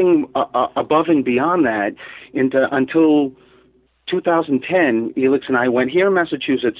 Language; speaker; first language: English; native; English